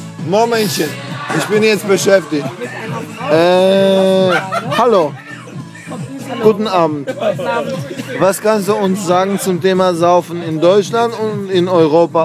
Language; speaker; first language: German; non-native, fluent; Polish